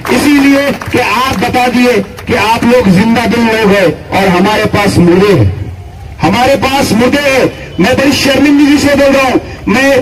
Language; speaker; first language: Urdu; native; Urdu